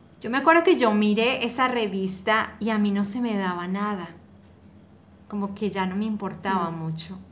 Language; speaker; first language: Spanish; native; Spanish